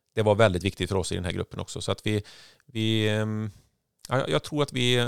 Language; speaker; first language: Swedish; native; Swedish